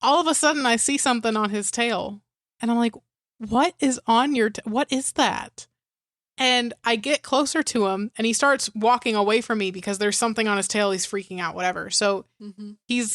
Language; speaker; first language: English; native; English